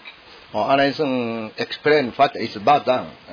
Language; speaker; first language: English; non-native, learner; Min Nan Chinese